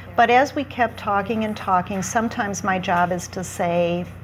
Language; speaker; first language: English; native; English